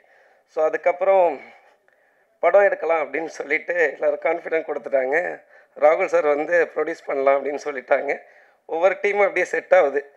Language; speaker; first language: Tamil; native; Tamil